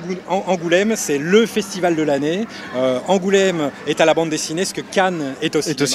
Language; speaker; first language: French; native; French